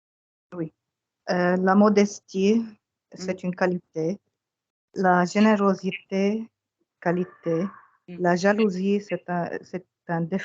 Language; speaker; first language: French; non-native, local second language; Arabic